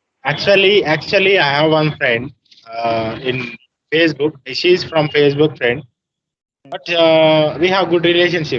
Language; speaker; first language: English; non-native, learner; Telugu